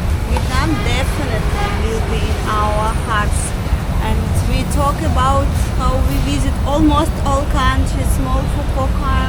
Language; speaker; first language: English; non-native, learner; Russian